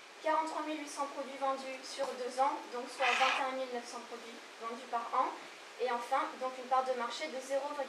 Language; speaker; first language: French; native; French